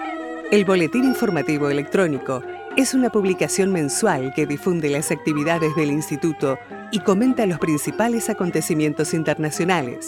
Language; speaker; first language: Spanish; native; Spanish